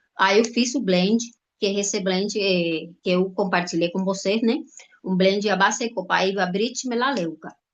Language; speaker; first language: Portuguese; non-native, fluent; Spanish